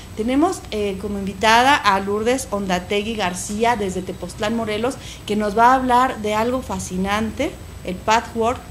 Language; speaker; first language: Spanish; native; Spanish